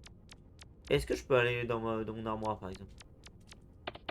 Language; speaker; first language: French; native; French